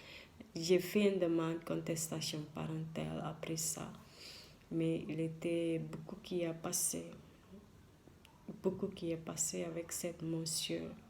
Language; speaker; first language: French; non-native, learner; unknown